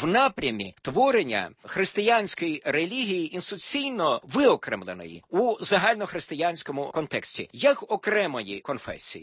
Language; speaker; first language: Ukrainian; native; Ukrainian